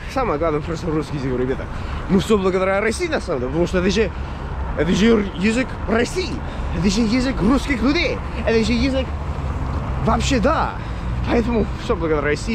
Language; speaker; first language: Russian; non-native, fluent; English